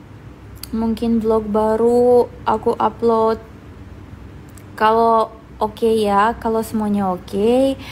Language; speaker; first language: Indonesian; non-native, fluent; Russian